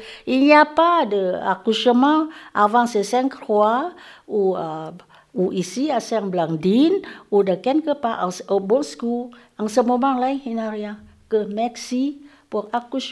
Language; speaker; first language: French; non-native, learner; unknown